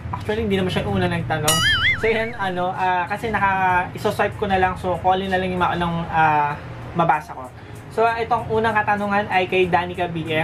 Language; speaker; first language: Filipino; native; Filipino